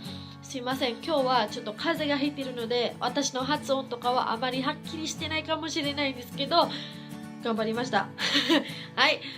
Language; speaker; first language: Japanese; non-native, fluent; Cebuano